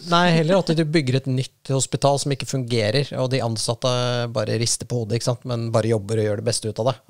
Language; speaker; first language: Norwegian; native; Norwegian